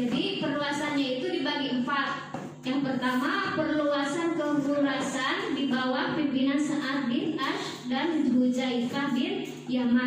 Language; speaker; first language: Indonesian; native; Indonesian